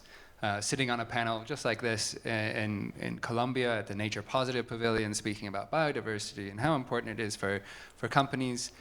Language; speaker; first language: English; native; English